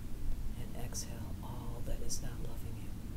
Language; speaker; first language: English; native; English